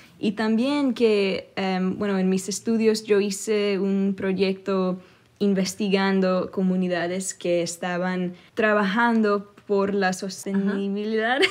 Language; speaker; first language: Spanish; early bilingual, heritage; Spanish